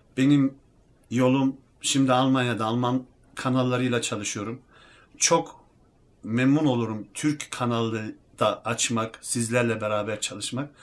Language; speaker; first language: Turkish; early bilingual, heritage; Turkish